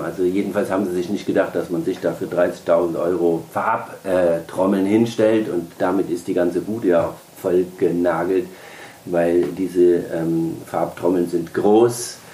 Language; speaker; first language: German; native; German